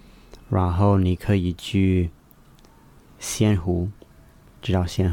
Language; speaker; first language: Chinese; non-native, learner; English